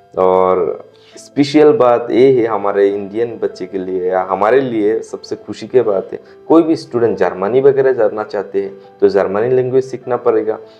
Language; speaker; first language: Hindi; non-native, local second language; Assamese